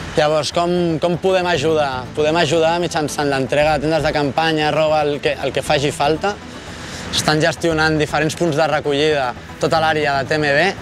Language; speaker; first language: Catalan; native; Catalan